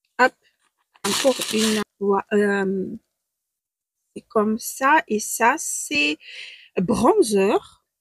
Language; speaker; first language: French; non-native, fluent; Ukrainian